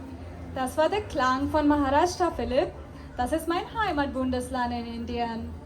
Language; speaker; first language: German; non-native, fluent; Marathi